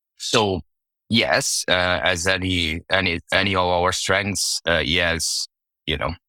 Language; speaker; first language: English; non-native, fluent; Italian